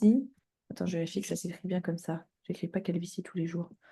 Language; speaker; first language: French; native; French